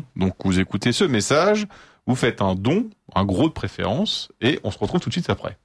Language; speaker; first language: French; native; French